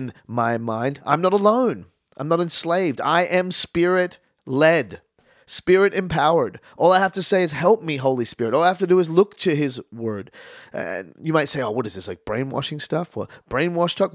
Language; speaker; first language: English; native; English